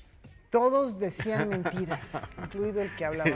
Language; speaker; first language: Spanish; native; Spanish